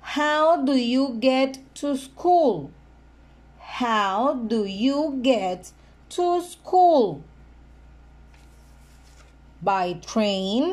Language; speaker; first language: English; non-native, fluent; Spanish